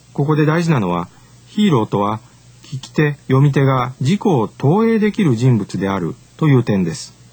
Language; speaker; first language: Japanese; native; Japanese